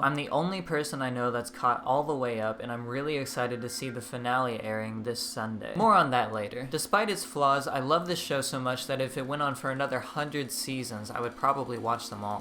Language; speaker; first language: English; native; English